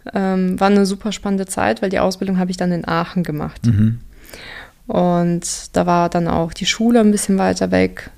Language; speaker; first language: German; non-native, local second language; Russian